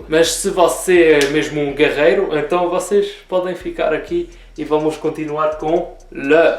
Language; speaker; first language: Portuguese; early bilingual, heritage; Portuguese